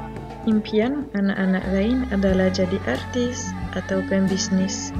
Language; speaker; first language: Indonesian; non-native, fluent; French